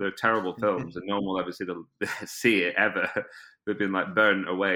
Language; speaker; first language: English; native; English